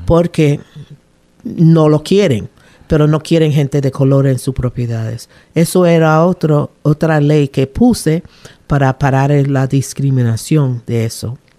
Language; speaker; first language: Spanish; native; Spanish